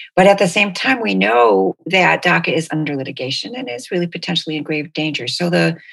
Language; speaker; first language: English; native; English